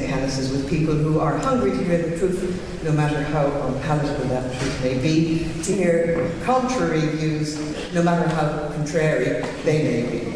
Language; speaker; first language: English; native; English